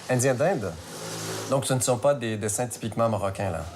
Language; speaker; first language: French; native; French